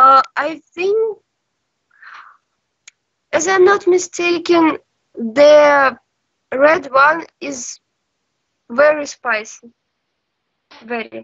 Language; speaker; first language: English; non-native, learner; Russian